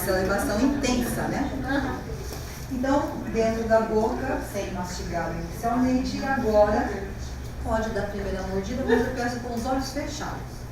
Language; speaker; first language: Portuguese; native; Portuguese